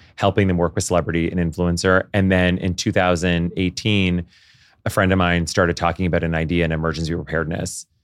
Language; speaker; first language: English; native; English